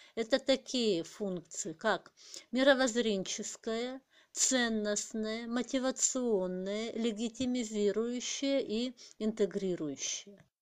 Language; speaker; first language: Russian; non-native, local second language; Kazakh